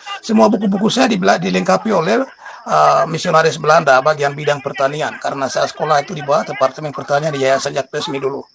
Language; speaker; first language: Indonesian; non-native, local second language; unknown